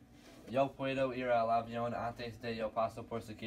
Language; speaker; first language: Spanish; non-native, learner; English